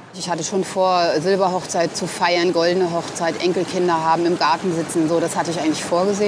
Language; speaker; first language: German; native; German